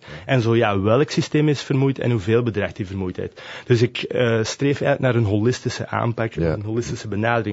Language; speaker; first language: Dutch; native; Dutch